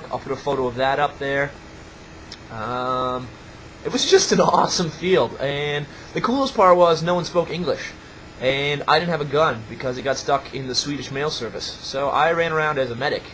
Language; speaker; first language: English; native; English